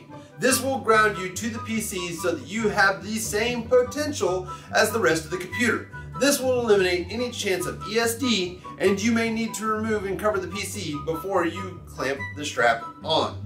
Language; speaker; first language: English; native; English